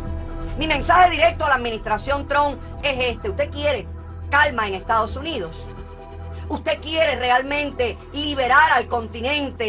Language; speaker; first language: Spanish; native; Spanish